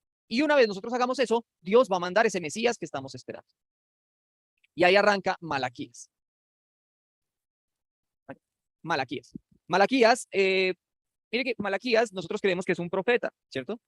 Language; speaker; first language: Spanish; native; Spanish